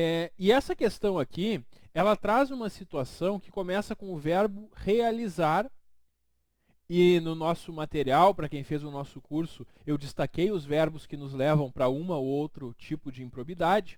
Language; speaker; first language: Portuguese; native; Portuguese